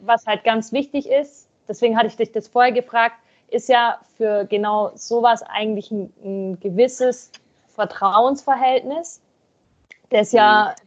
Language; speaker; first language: German; native; German